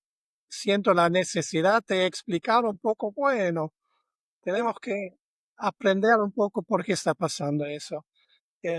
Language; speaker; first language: Spanish; non-native, fluent; German